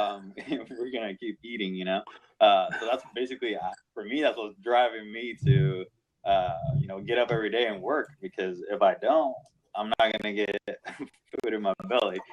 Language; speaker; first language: English; non-native, local second language; Spanish